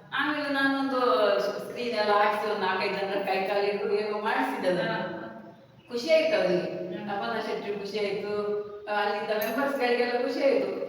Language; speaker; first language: Kannada; native; Kannada